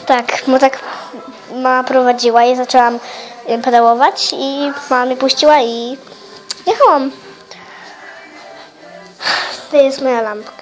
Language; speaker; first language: Polish; early bilingual, heritage; Polish